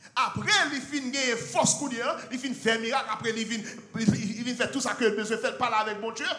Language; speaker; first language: French; non-native, learner; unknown